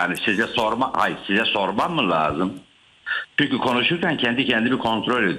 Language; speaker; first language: Turkish; native; Turkish